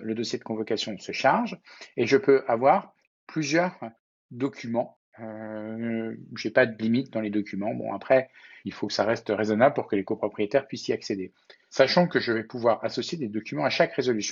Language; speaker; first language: French; native; French